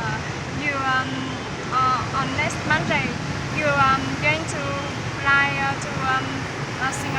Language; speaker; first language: English; non-native, learner; Vietnamese